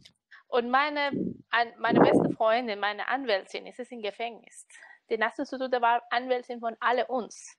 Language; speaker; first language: German; non-native, learner; Persian